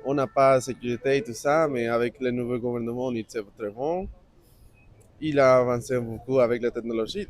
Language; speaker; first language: French; non-native, learner; Spanish